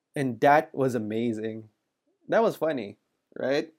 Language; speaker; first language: English; non-native, local second language; Filipino